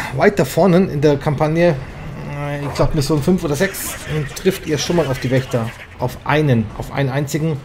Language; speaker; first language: German; native; German